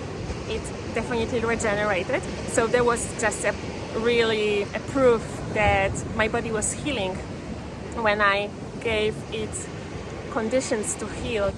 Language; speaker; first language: English; non-native, fluent; Polish